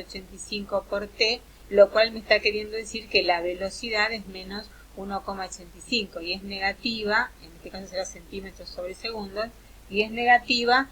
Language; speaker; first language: Spanish; native; Spanish